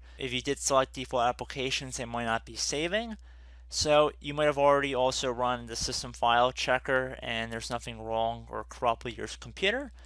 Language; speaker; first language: English; native; English